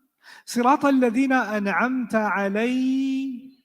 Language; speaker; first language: Arabic; non-native, fluent; English